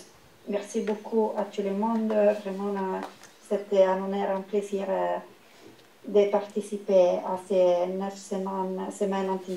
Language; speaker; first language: French; non-native, fluent; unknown